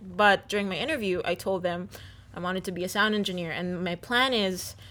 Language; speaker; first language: English; non-native, local second language; Filipino